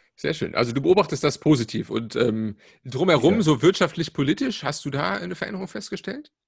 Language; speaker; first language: German; native; German